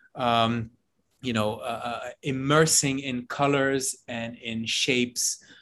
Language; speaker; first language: English; non-native, fluent; Hebrew